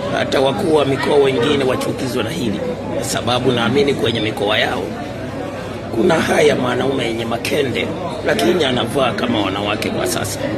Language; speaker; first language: Swahili; native; Swahili